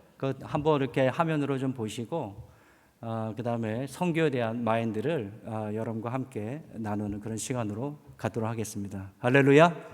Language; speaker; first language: Korean; native; Korean